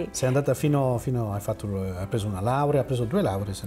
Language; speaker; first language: Italian; native; Italian